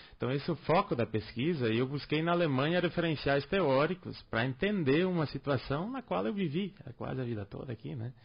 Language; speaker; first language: Portuguese; non-native, local second language; German